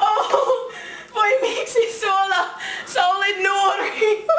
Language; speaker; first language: Finnish; non-native, learner; English